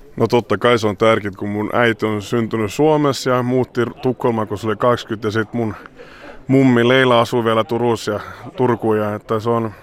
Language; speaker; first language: Finnish; early bilingual, heritage; Swedish